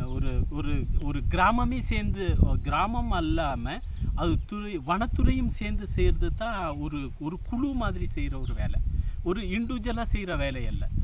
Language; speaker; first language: Tamil; non-native, local second language; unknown